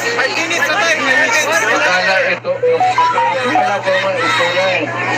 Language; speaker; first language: Filipino; non-native, local second language; Cebuano